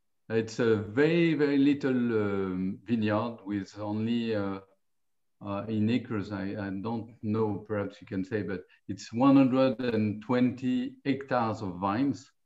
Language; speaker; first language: English; non-native, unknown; French